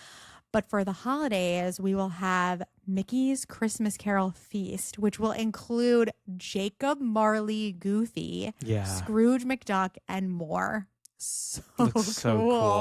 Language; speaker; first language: English; native; English